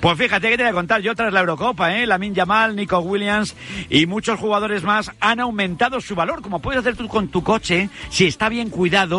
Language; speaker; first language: Spanish; native; Spanish